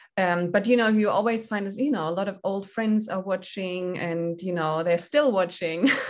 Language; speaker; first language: English; non-native, fluent; German